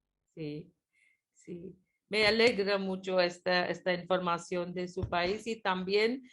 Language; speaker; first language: Spanish; non-native, fluent; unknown